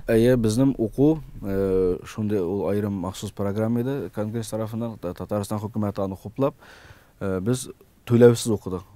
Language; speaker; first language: Tatar; early bilingual, heritage; Tatar